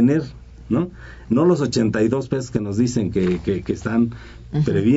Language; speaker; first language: Spanish; native; Spanish